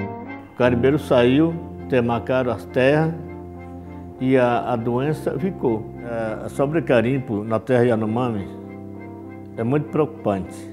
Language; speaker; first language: Portuguese; non-native, local second language; Yanomámi